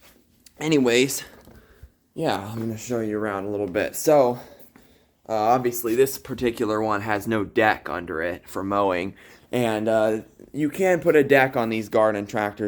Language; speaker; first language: English; native; English